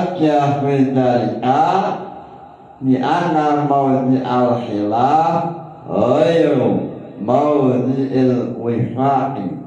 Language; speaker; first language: Arabic; non-native, fluent; Indonesian